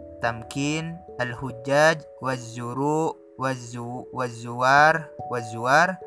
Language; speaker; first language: Arabic; non-native, learner; Indonesian